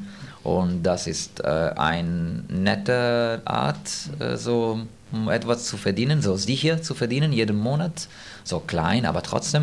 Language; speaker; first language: German; non-native, fluent; Italian